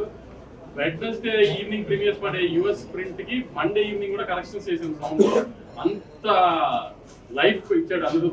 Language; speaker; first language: Telugu; native; Telugu